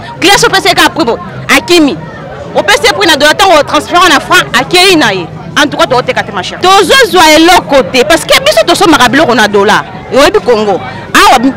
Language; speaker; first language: Lingala; native; Lingala